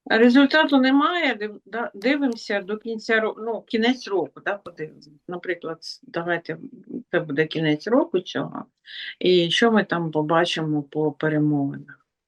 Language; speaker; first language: Ukrainian; non-native, local second language; Russian